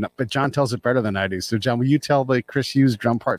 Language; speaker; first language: English; native; English